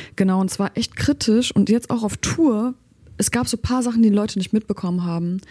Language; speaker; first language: German; early bilingual, other home language; Turkish